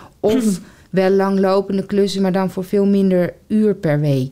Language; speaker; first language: Dutch; native; Dutch